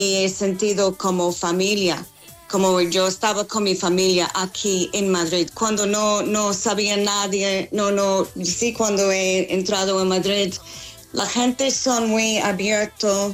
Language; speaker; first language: Spanish; non-native, fluent; English